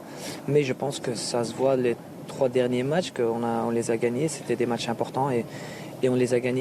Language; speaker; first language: French; non-native, local second language; Dutch